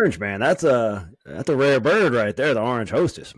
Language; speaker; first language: English; native; English